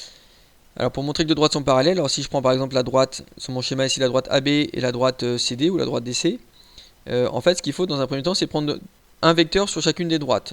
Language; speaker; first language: French; native; French